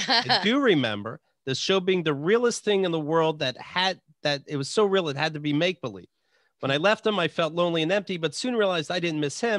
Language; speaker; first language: English; native; English